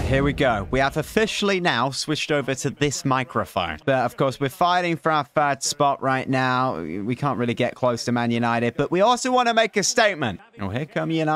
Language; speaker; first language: English; native; English